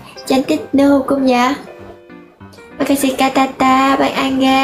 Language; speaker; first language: Indonesian; non-native, learner; Vietnamese